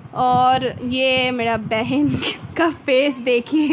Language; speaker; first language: Hindi; non-native, local second language; Bangla